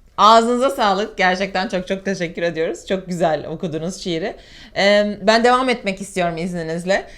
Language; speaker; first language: Turkish; native; Turkish